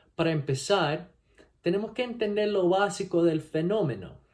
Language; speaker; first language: Spanish; non-native, learner; English